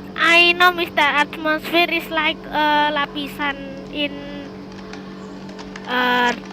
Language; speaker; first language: English; non-native, learner; Indonesian